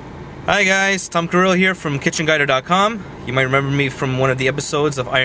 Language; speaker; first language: English; early bilingual, other home language; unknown